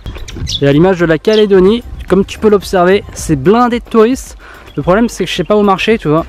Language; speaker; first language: French; native; French